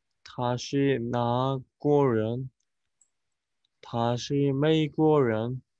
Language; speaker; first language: Chinese; non-native, learner; Korean